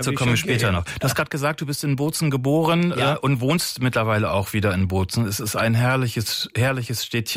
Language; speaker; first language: German; native; German